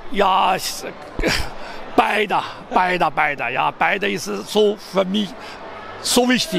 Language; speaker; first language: German; non-native, learner; Chinese